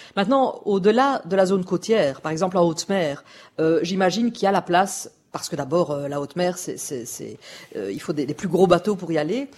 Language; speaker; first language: French; native; French